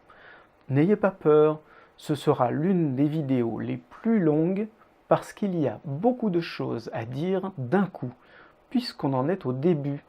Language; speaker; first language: French; native; French